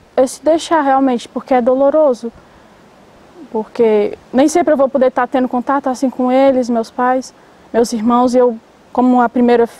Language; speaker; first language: Portuguese; native; Portuguese